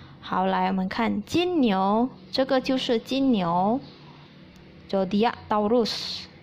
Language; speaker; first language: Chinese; early bilingual, heritage; Chinese